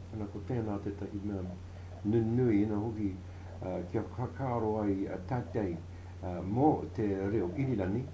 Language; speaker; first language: Māori; non-native, local second language; English